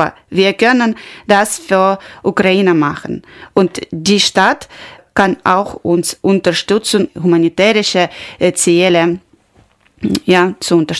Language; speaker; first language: German; non-native, learner; Ukrainian